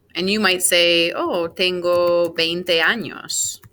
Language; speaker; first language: Spanish; non-native, fluent; English